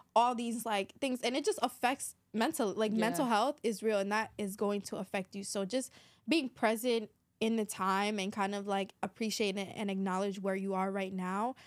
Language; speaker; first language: English; native; English